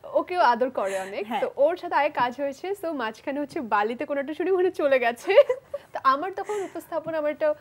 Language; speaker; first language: Bangla; native; Bangla